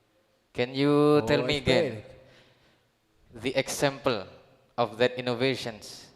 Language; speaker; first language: English; non-native, learner; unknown